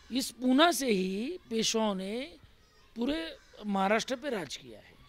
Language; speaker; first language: Hindi; non-native, local second language; Marathi